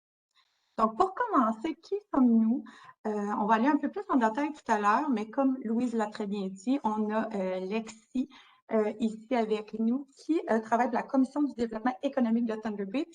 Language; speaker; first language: French; native; French